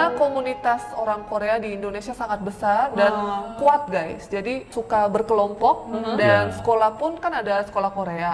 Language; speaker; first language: Indonesian; early bilingual, other home language; Korean